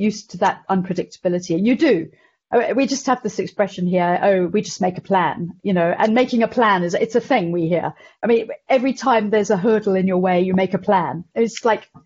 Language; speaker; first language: English; native; English